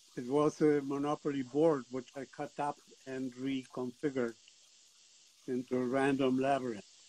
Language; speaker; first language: English; non-native, fluent; Spanish